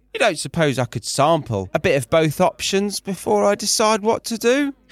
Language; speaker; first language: English; native; English